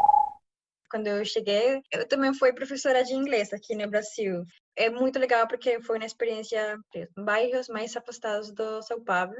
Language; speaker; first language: Portuguese; non-native, fluent; Spanish